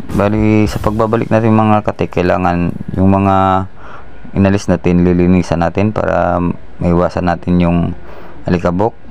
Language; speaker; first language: Filipino; non-native, local second language; Iloko